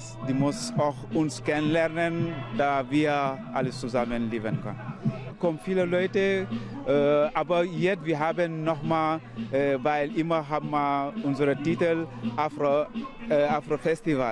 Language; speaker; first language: German; non-native, learner; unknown